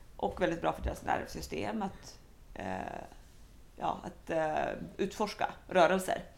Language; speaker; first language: Swedish; native; Swedish